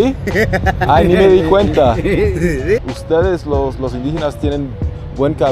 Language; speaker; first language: Spanish; non-native, fluent; English